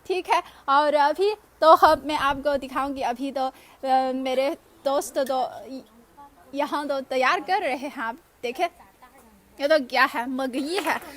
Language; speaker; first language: Urdu; non-native, fluent; Chinese